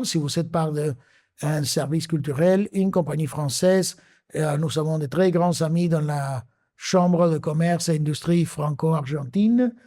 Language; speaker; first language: French; non-native, fluent; Spanish